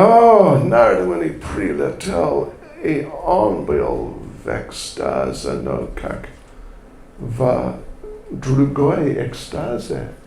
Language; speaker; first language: Russian; non-native, learner; English